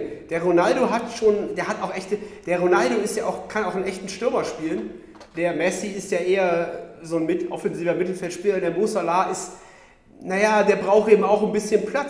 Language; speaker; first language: German; native; German